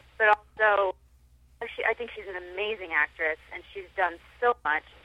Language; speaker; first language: English; native; English